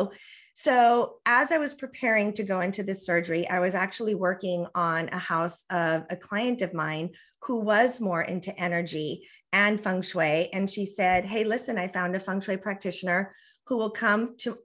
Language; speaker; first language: English; early bilingual, other home language; Spanish